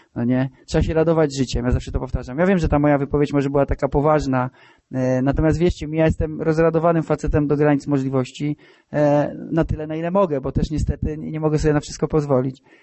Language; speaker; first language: Polish; native; Polish